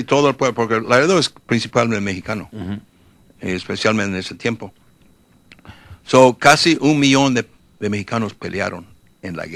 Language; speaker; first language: Spanish; early bilingual, heritage; Spanish